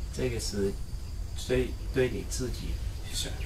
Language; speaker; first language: Chinese; non-native, learner; English